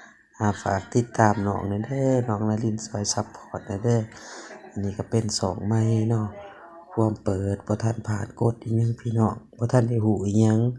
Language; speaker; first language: Thai; non-native, local second language; Lao